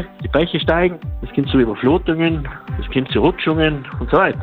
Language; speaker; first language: German; native; German